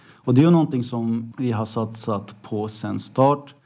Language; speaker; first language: Swedish; early bilingual, other home language; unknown